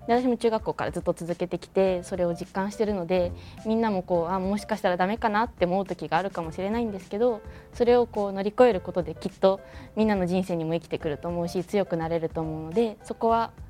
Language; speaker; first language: Japanese; native; Japanese